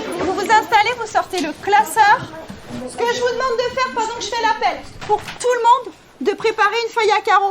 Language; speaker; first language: French; native; French